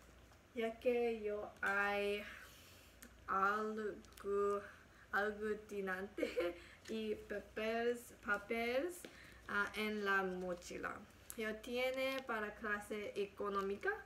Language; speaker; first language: Spanish; non-native, learner; English